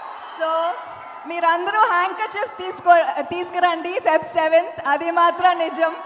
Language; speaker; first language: Telugu; non-native, fluent; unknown